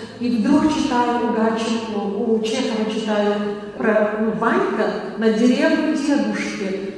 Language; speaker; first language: Russian; non-native, local second language; Karachay-Balkar